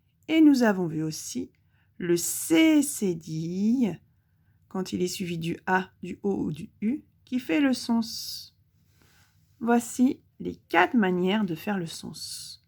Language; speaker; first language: French; native; French